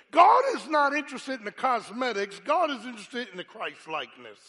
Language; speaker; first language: English; native; English